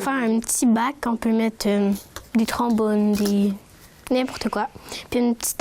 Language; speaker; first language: French; native; French